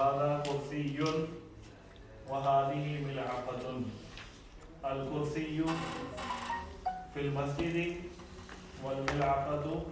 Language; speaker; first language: Arabic; non-native, fluent; Urdu